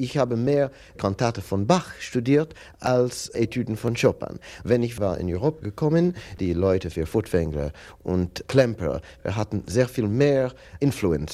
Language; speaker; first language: German; non-native, fluent; English